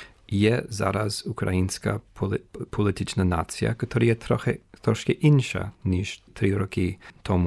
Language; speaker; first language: Ukrainian; non-native, fluent; English